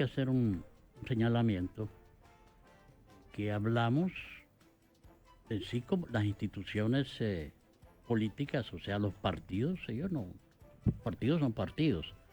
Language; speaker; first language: Spanish; native; Spanish